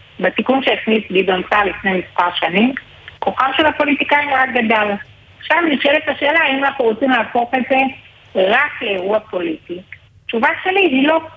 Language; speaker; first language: Hebrew; native; Hebrew